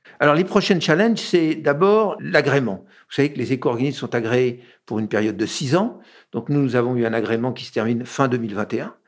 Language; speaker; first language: French; native; French